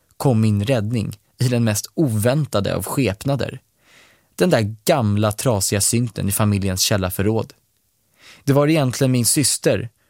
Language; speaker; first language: Swedish; native; Swedish